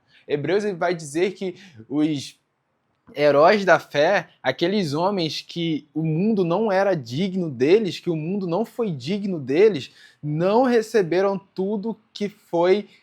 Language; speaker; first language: Portuguese; native; Portuguese